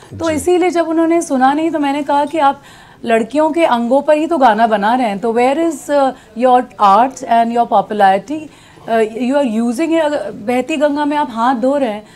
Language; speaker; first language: Hindi; native; Hindi